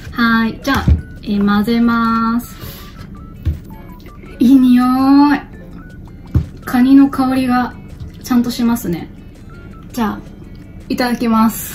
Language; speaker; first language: Japanese; native; Japanese